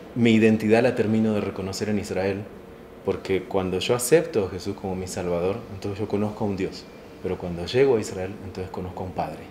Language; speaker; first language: Spanish; native; Spanish